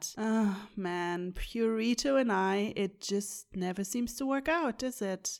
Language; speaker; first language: English; non-native, fluent; German